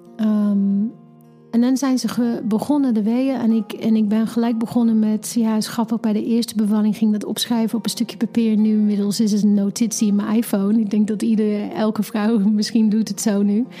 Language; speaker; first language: Dutch; non-native, fluent; English